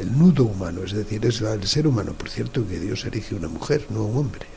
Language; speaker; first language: Spanish; native; Spanish